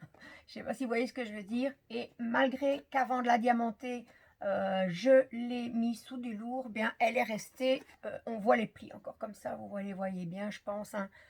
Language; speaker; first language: French; native; French